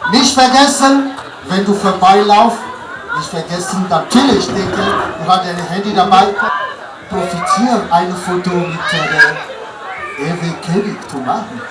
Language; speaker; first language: German; non-native, learner; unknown